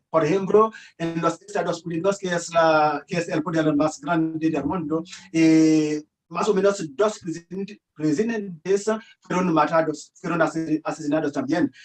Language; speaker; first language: Spanish; non-native, learner; Haitian Creole